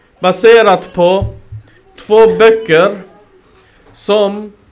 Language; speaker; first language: Swedish; early bilingual, other home language; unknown